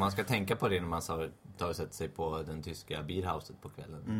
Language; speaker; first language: Swedish; native; Swedish